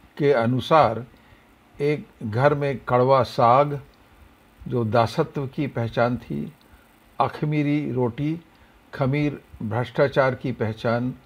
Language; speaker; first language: Hindi; native; Hindi